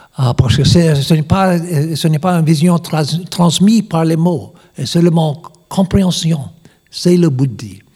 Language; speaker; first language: French; non-native, learner; English